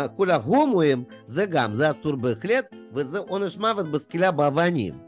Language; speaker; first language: Hebrew; non-native, fluent; Russian